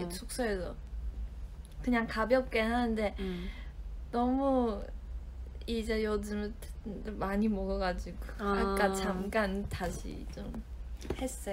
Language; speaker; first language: Korean; non-native, fluent; Chinese